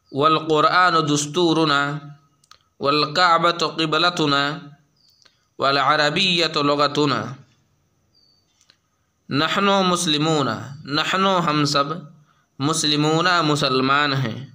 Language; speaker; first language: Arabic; non-native, fluent; Urdu